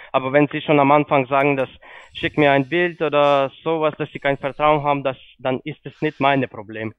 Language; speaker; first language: German; non-native, fluent; Polish